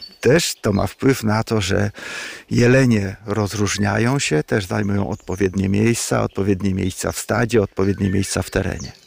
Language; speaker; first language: Polish; native; Polish